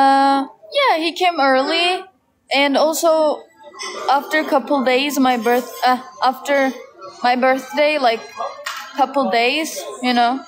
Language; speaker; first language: English; non-native, fluent; Turkish